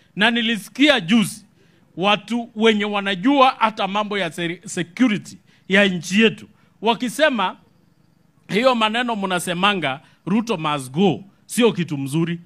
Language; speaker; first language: Swahili; non-native, local second language; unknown